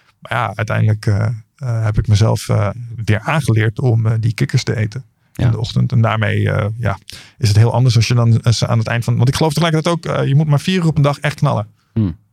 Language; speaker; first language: Dutch; native; Dutch